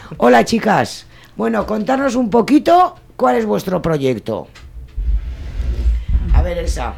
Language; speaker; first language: Spanish; native; Spanish